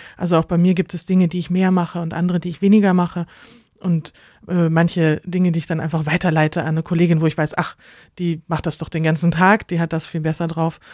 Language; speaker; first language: German; native; German